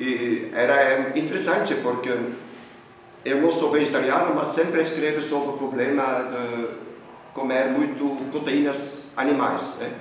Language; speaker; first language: Portuguese; non-native, fluent; Dutch